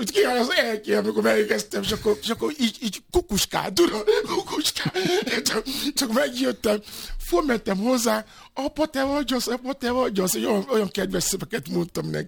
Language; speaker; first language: Hungarian; non-native, fluent; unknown